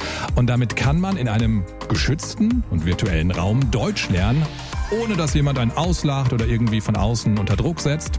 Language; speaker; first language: German; native; German